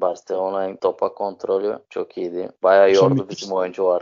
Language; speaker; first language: Turkish; native; Turkish